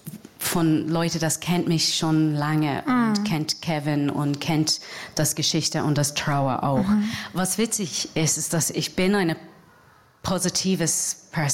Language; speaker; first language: German; non-native, fluent; English